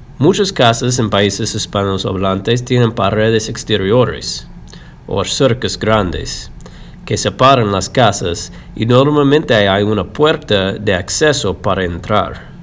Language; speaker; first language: Spanish; non-native, fluent; English